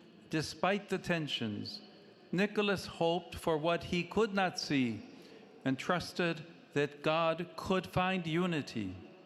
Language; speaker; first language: English; native; English